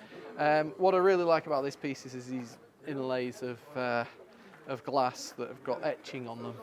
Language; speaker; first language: English; native; English